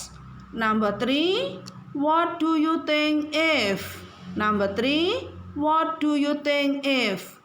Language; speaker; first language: English; non-native, learner; Indonesian